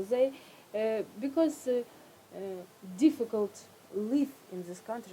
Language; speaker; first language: English; non-native, learner; Russian